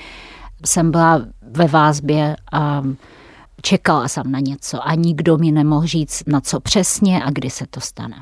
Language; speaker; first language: Czech; non-native, fluent; Russian